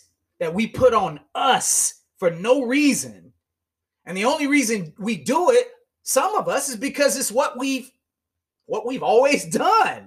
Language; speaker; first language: English; native; English